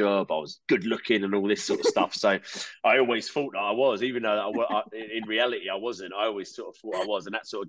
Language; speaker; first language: English; native; English